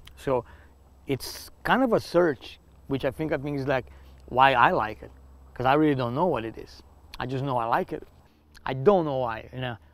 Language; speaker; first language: English; non-native, fluent; Portuguese